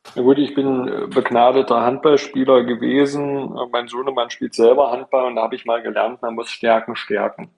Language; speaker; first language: German; native; German